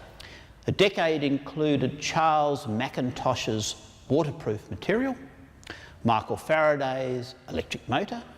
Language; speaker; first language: English; native; English